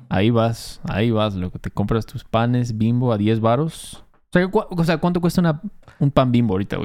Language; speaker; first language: Spanish; native; Spanish